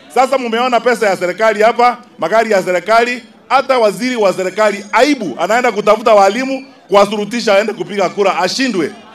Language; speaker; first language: Swahili; non-native, local second language; Gusii